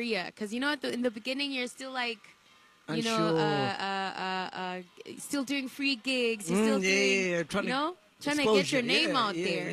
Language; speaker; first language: English; non-native, local second language; Shona